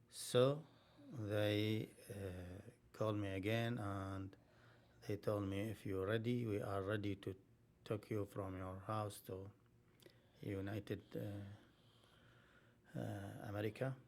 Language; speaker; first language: English; non-native, learner; Arabic